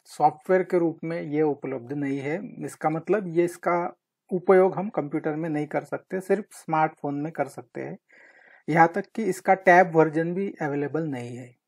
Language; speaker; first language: Hindi; non-native, local second language; Marathi